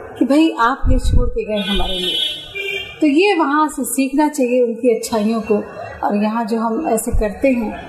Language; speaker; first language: Hindi; native; Hindi